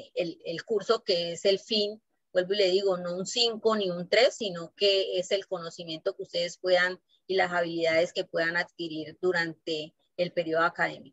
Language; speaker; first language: Spanish; native; Spanish